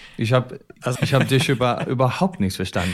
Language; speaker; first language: German; non-native, learner; Icelandic